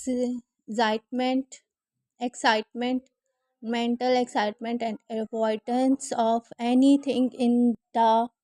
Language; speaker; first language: English; non-native, learner; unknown